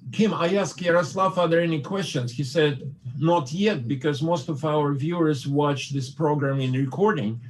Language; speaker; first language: English; non-native, fluent; Russian